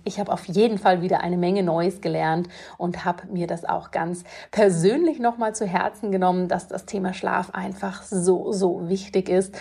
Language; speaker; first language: German; native; German